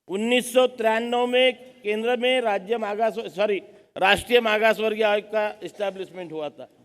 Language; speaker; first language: Hindi; non-native, local second language; Marathi